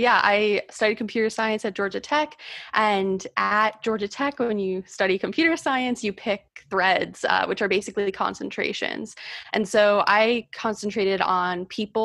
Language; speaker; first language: English; native; English